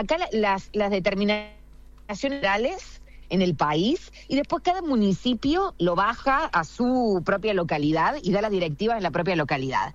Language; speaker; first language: Spanish; native; Spanish